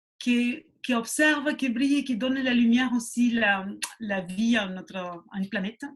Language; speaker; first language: French; non-native, fluent; Spanish